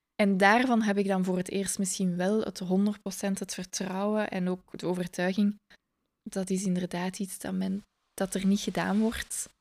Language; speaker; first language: Dutch; native; Dutch